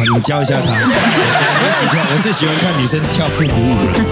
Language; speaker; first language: Chinese; native; Chinese